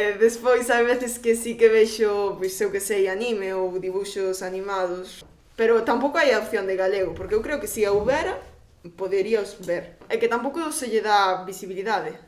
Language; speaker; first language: Galician; non-native, local second language; Spanish